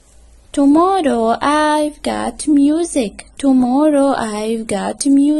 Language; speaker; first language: English; non-native, fluent; Arabic